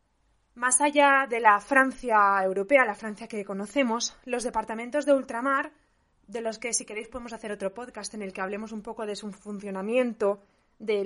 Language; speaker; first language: Spanish; native; Spanish